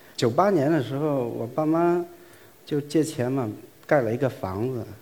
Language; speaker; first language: Chinese; native; Chinese